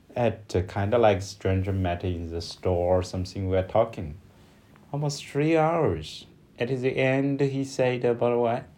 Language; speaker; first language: English; non-native, learner; Chinese